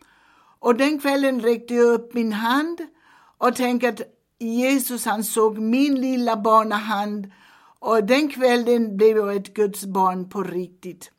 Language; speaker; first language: Swedish; early bilingual, heritage; Swedish